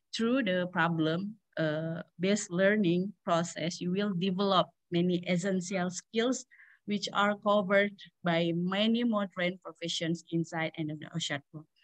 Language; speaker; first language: English; non-native, learner; Indonesian